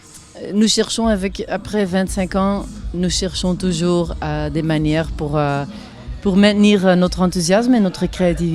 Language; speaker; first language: French; non-native, local second language; Dutch